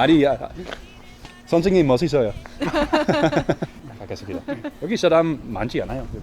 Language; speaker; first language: Korean; non-native, learner; Dutch